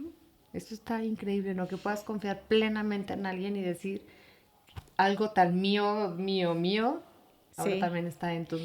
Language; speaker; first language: Spanish; native; Spanish